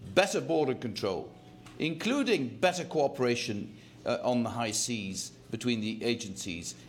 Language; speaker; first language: English; non-native, fluent; Dutch